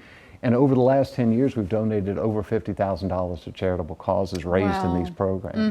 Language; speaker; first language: English; native; English